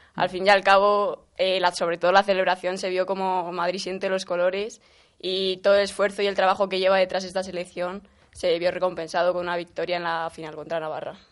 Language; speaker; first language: Spanish; native; Spanish